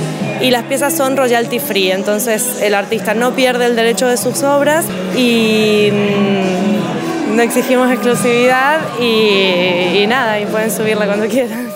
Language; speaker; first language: Spanish; native; Spanish